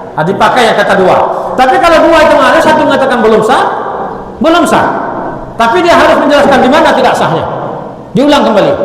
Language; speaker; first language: Indonesian; native; Indonesian